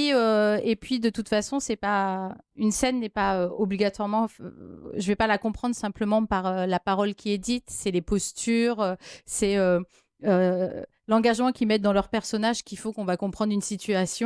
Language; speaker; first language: French; native; French